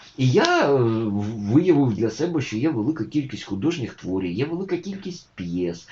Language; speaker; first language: Ukrainian; native; Ukrainian